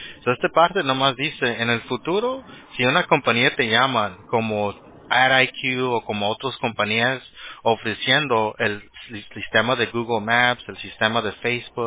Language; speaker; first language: Spanish; early bilingual, heritage; Spanish